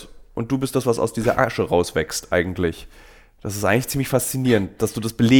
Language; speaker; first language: German; native; German